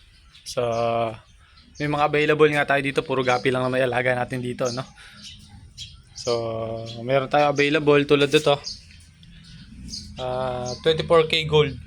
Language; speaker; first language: Filipino; non-native, local second language; Cebuano